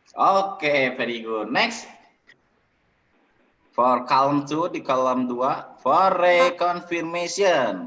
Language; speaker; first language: English; non-native, learner; Indonesian